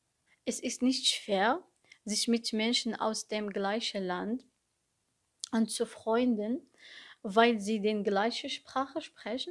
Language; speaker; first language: German; non-native, learner; Arabic